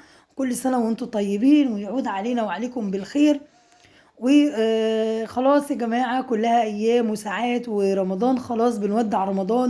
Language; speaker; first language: Arabic; native; Arabic